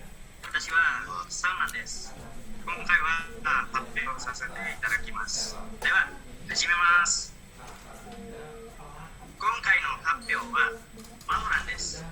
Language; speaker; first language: Japanese; non-native, learner; Indonesian